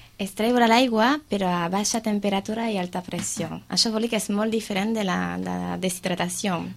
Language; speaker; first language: Catalan; non-native, fluent; French